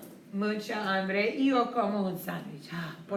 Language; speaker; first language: Spanish; non-native, fluent; English